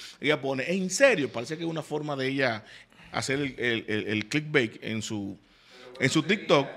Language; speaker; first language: Spanish; native; Spanish